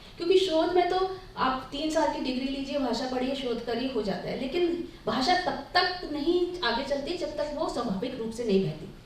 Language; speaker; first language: Hindi; native; Hindi